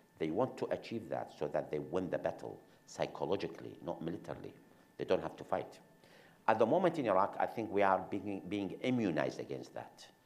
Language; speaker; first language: English; non-native, fluent; Arabic